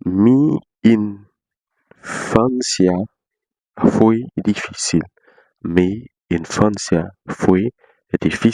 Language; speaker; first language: Spanish; non-native, fluent; Haitian Creole